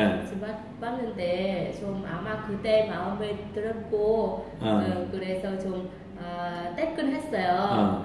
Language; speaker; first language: Korean; non-native, learner; Vietnamese